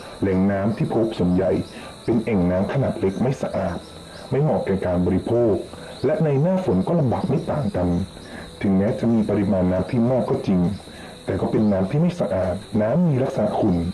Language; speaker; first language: Thai; native; Thai